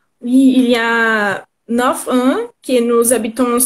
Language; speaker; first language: French; non-native, learner; Portuguese